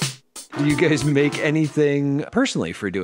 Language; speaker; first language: English; native; English